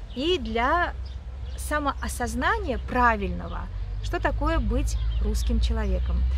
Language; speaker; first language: Russian; native; Russian